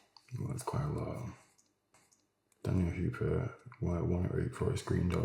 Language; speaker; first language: English; native; English